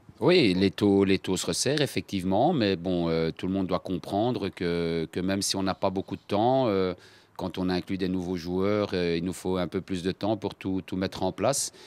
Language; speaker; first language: French; native; French